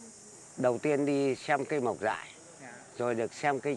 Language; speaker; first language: Vietnamese; native; Vietnamese